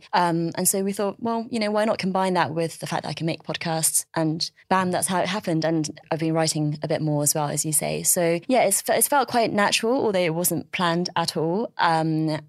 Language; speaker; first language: English; early bilingual, other home language; Chinese